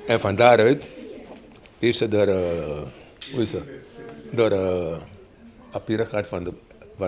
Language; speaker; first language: Dutch; non-native, local second language; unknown